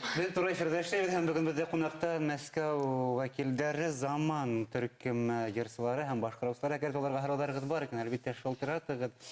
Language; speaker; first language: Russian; non-native, local second language; Bashkir